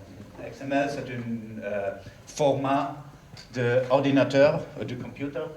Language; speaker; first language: French; non-native, learner; German